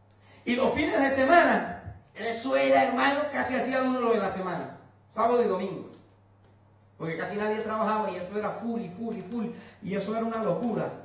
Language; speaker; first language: Spanish; native; Spanish